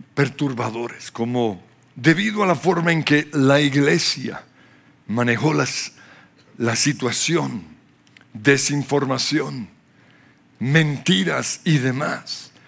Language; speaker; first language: Spanish; non-native, fluent; English